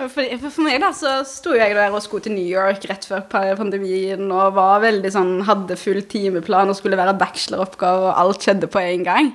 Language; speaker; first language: Norwegian; early bilingual, other home language; Arabic